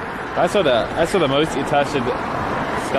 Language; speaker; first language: English; native; English